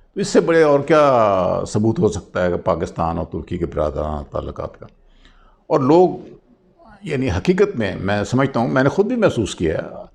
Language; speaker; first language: Urdu; non-native, local second language; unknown